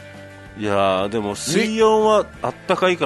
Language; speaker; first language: Japanese; native; Japanese